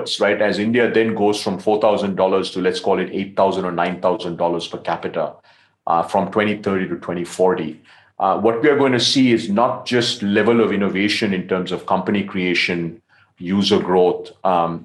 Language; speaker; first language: English; non-native, local second language; Tamil